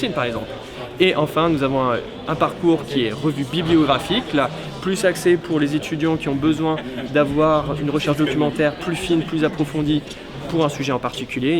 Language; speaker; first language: French; native; French